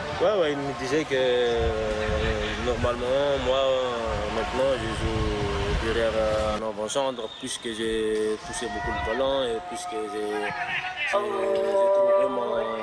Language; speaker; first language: French; non-native, local second language; Malagasy